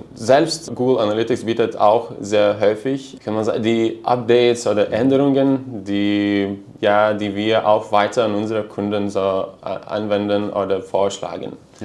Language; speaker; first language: German; non-native, learner; Lithuanian